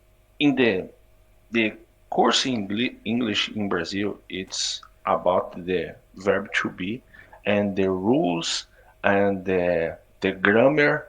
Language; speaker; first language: English; non-native, learner; Portuguese